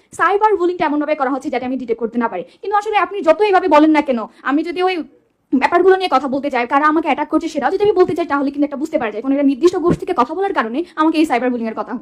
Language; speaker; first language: Bangla; non-native, local second language; Chakma